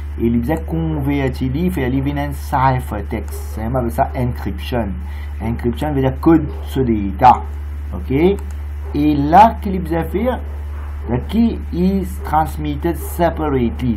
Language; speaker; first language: French; non-native, local second language; Morisyen